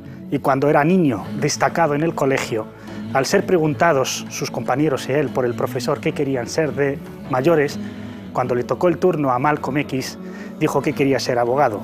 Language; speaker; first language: Spanish; native; Spanish